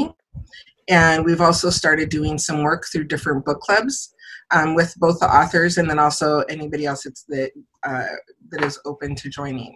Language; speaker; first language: English; native; English